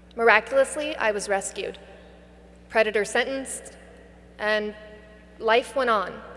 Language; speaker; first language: English; native; English